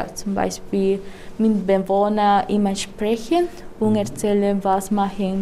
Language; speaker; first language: German; non-native, learner; Spanish